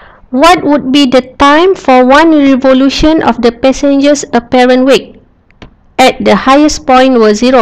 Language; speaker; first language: English; non-native, local second language; Malay